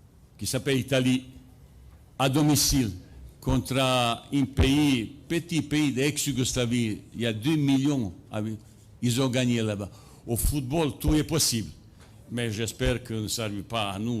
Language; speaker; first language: French; non-native, fluent; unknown